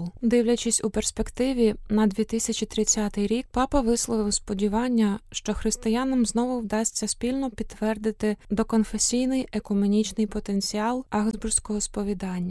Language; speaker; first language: Ukrainian; native; Ukrainian